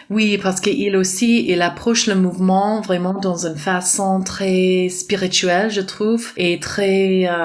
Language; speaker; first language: French; non-native, fluent; English